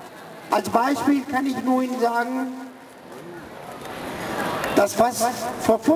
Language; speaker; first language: German; early bilingual, other home language; Persian